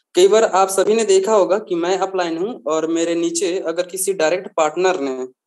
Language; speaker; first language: Hindi; native; Hindi